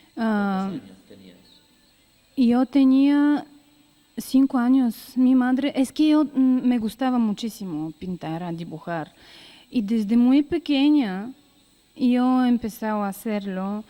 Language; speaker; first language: Spanish; non-native, learner; Bulgarian